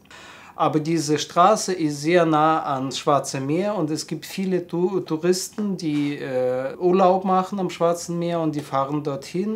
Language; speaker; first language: German; non-native, fluent; Russian